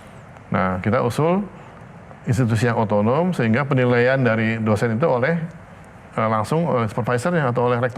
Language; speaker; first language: Indonesian; native; Indonesian